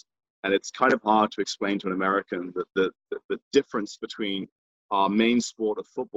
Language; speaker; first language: English; native; English